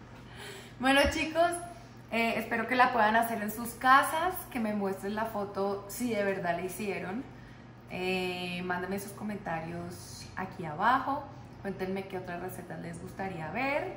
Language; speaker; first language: Spanish; native; Spanish